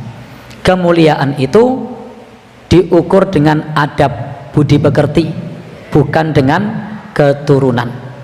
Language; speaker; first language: Indonesian; native; Indonesian